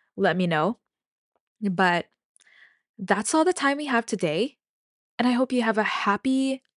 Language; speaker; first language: English; non-native, local second language; Filipino